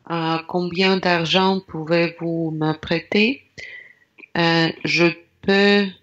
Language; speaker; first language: French; non-native, learner; Russian